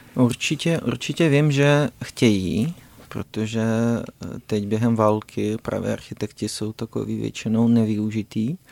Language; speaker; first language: Czech; non-native, fluent; Ukrainian